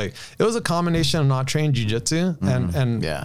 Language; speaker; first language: English; native; English